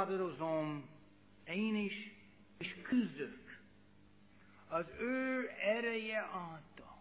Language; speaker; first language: Hungarian; non-native, fluent; English